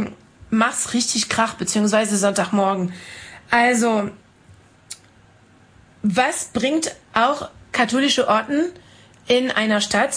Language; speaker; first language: German; non-native, fluent; French